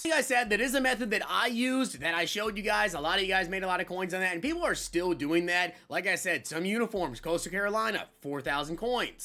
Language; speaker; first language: English; native; English